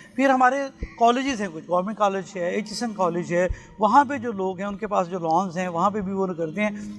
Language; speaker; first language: Urdu; non-native, local second language; Punjabi